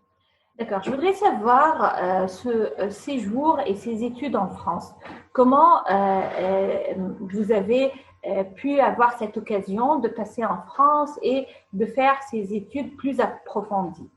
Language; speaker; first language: French; non-native, fluent; Arabic